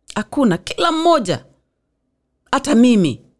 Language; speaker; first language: English; non-native, local second language; Swahili